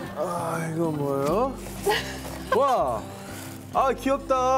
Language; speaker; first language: Korean; non-native, learner; English